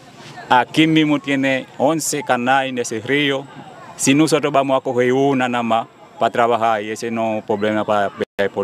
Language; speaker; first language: Spanish; non-native, fluent; Haitian Creole